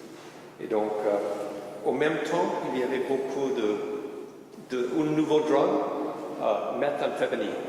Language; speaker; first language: French; non-native, fluent; English